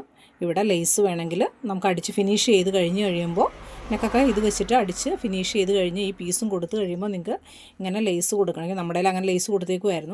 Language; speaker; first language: Malayalam; native; Malayalam